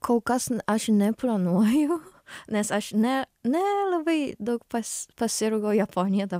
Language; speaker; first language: Lithuanian; non-native, learner; Japanese